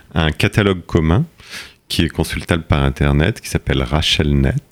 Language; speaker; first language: French; native; French